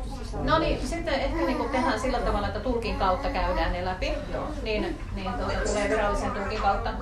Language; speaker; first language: Finnish; native; Finnish